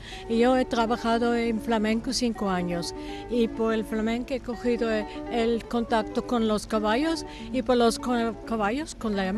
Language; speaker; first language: Spanish; non-native, fluent; German